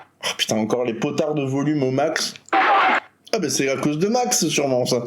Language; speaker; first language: French; native; French